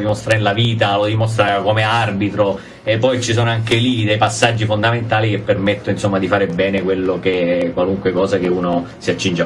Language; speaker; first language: Italian; native; Italian